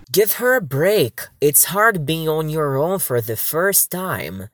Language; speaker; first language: English; non-native, fluent; Portuguese